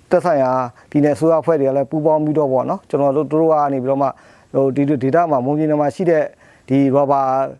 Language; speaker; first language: Burmese; non-native, local second language; Mon